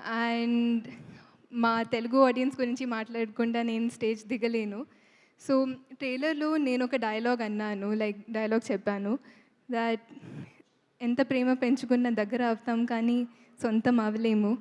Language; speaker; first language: Telugu; non-native, fluent; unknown